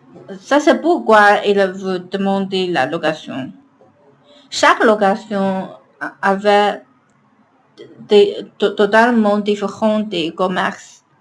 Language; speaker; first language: French; non-native, learner; Chinese